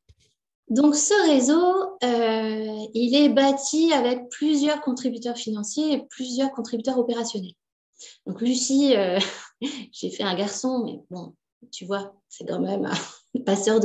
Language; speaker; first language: French; native; French